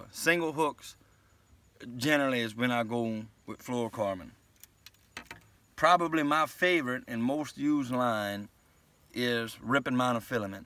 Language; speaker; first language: English; native; English